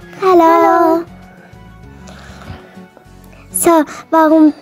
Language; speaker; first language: German; non-native, learner; Arabic